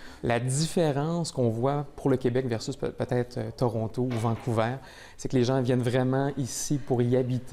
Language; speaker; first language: French; native; French